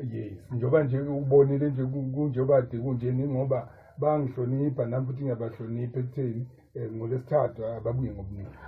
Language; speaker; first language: Zulu; native; Zulu